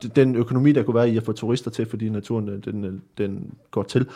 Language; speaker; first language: Danish; native; Danish